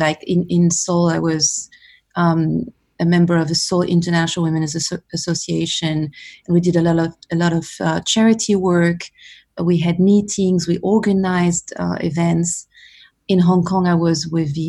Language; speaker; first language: English; non-native, fluent; French